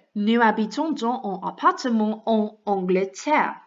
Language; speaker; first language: French; non-native, fluent; English